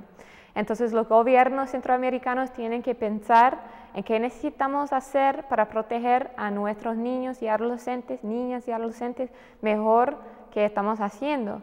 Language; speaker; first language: Spanish; non-native, fluent; English